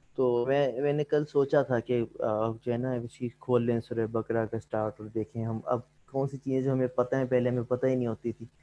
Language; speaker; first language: Urdu; native; Urdu